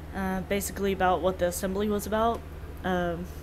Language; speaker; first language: English; native; English